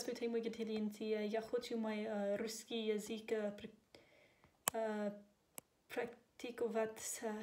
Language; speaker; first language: Russian; non-native, learner; English